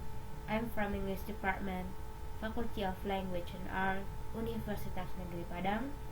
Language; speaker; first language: English; non-native, learner; Indonesian